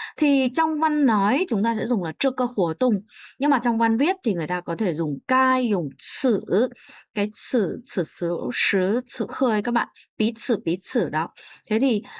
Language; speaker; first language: Vietnamese; native; Vietnamese